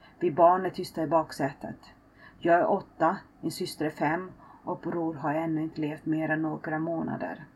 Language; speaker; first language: Swedish; early bilingual, other home language; Finnish